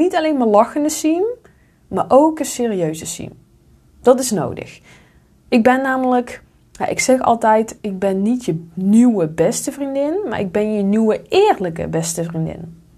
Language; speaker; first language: Dutch; native; Dutch